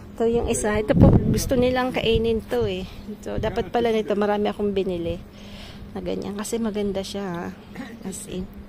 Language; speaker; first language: Filipino; native; Filipino